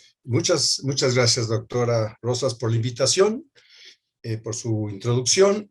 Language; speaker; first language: Spanish; native; Spanish